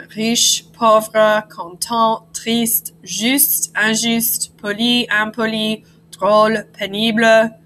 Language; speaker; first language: French; non-native, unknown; English